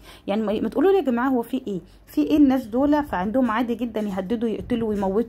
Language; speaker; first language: Arabic; native; Arabic